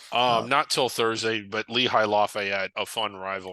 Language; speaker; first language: English; native; English